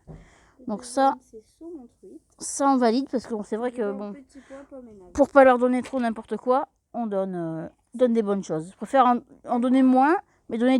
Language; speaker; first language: French; native; French